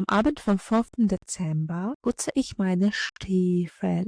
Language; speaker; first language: German; non-native, fluent; Ukrainian